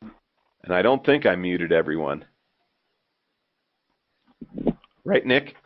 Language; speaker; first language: English; native; English